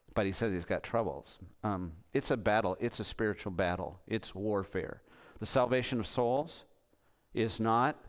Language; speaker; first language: English; native; English